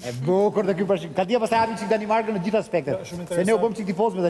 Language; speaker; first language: Albanian; native; Albanian